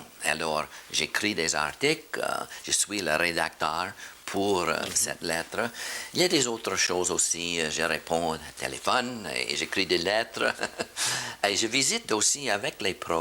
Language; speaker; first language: French; non-native, learner; English